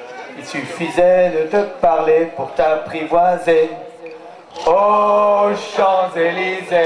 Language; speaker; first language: French; native; French